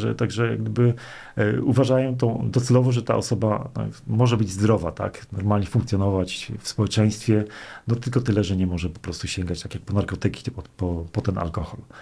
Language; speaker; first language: Polish; native; Polish